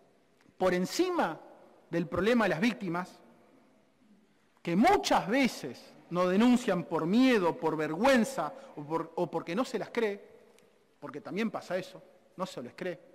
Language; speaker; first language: Spanish; native; Spanish